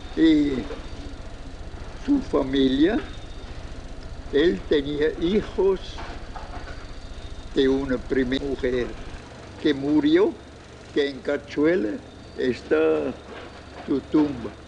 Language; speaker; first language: Spanish; non-native, fluent; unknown